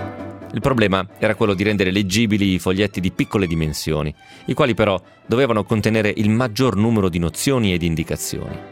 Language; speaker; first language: Italian; native; Italian